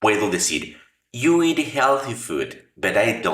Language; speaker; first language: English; non-native, fluent; Spanish